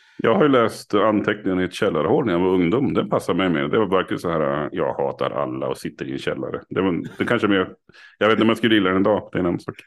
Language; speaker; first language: Swedish; native; Swedish